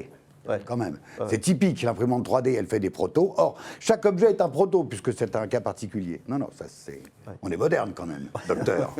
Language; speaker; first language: French; native; French